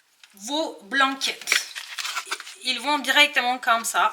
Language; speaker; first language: French; non-native, learner; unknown